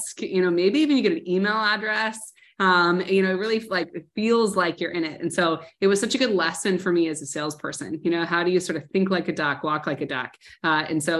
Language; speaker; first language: English; native; English